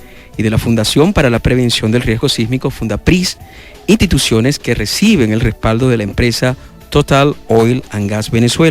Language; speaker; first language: Spanish; native; Spanish